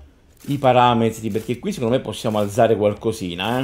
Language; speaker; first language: Italian; native; Italian